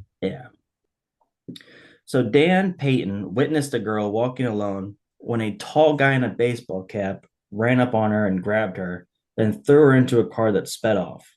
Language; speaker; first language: English; native; English